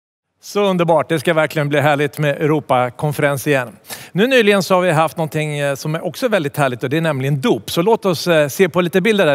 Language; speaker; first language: Swedish; native; Swedish